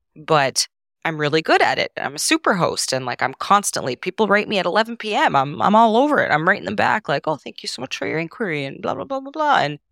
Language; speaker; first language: English; non-native, fluent; Serbian